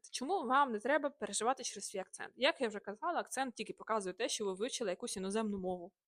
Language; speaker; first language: Ukrainian; native; Ukrainian